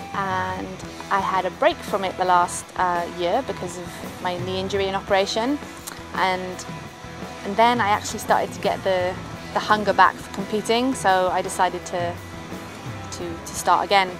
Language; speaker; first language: English; native; English